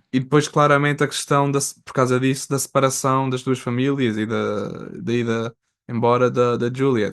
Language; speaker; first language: Portuguese; native; Portuguese